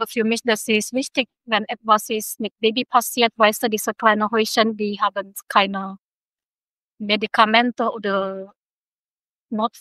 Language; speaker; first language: German; non-native, local second language; Indonesian